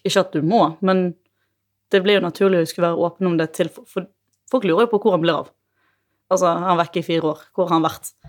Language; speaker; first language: Norwegian; native; Norwegian